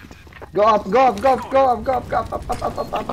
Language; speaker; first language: English; non-native, learner; Polish